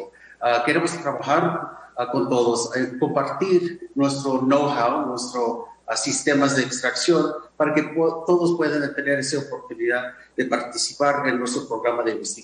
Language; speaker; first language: Spanish; non-native, fluent; English